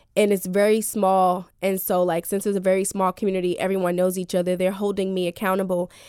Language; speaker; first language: English; native; English